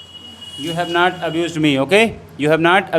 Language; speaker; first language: English; non-native, learner; Hindi